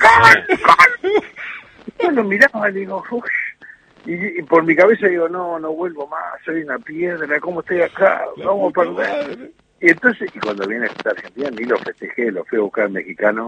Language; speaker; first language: Spanish; native; Spanish